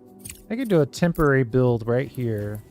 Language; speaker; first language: English; native; English